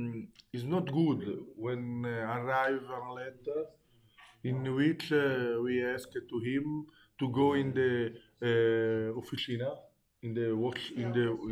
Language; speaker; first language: English; non-native, learner; Italian